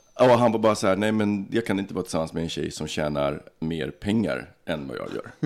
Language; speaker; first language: Swedish; early bilingual, other home language; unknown